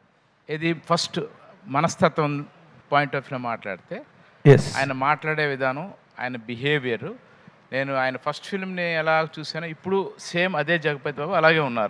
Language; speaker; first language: Telugu; native; Telugu